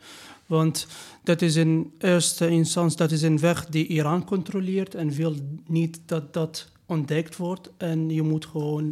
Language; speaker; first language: Dutch; non-native, fluent; Persian